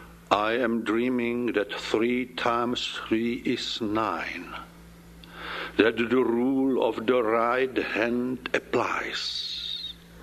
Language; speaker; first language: English; non-native, fluent; Czech